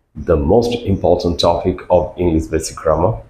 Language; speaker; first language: English; non-native, local second language; Bangla